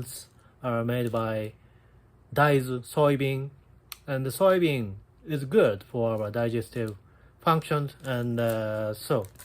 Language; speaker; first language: English; non-native, learner; Japanese